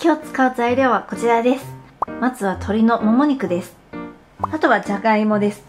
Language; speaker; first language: Japanese; non-native, fluent; Chinese